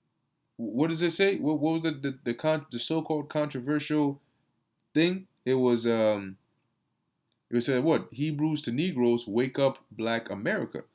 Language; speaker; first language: English; native; English